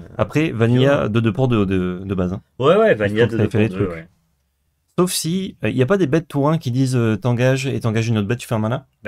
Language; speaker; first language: French; native; French